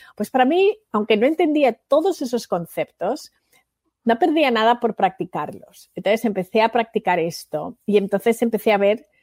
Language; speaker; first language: Spanish; native; Spanish